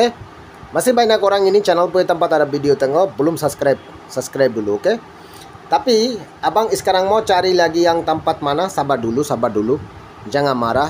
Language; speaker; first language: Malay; non-native, learner; Bangla